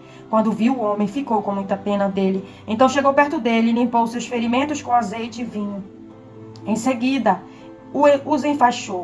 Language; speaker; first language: Portuguese; native; Portuguese